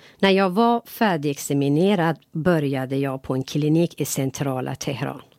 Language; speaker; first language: Swedish; non-native, fluent; Persian